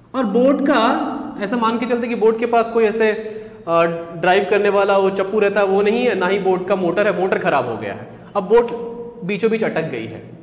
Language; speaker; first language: Hindi; native; Hindi